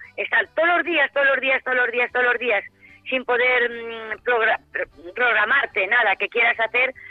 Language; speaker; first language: Spanish; native; Spanish